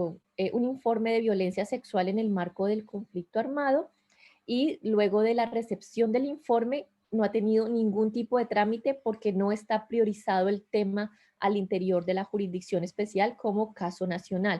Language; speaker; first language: Spanish; native; Spanish